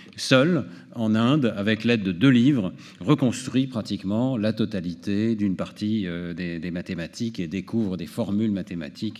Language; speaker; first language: French; native; French